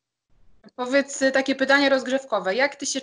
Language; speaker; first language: Polish; native; Polish